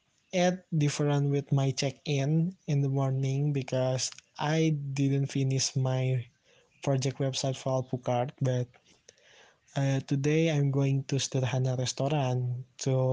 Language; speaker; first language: English; non-native, learner; Indonesian